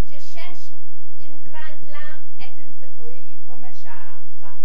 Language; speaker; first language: French; early bilingual, heritage; English